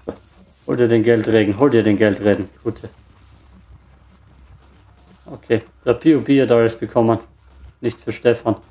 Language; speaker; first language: German; native; German